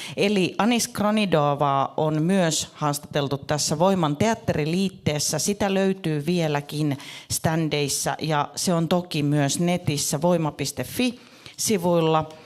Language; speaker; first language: Finnish; native; Finnish